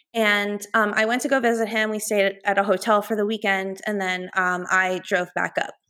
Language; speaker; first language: English; native; English